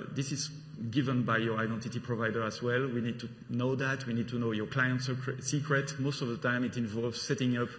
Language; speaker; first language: English; non-native, fluent; French